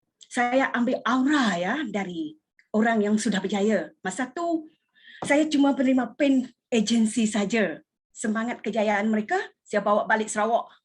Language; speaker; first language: Malay; non-native, local second language; Iban